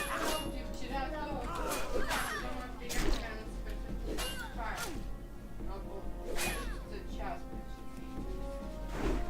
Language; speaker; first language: Russian; native; Russian